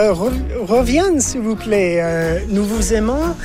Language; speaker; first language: French; non-native, fluent; English